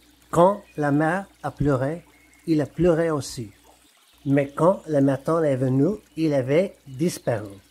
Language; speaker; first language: French; non-native, learner; English